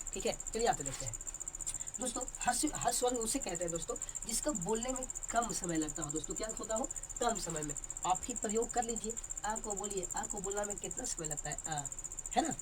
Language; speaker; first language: Hindi; native; Hindi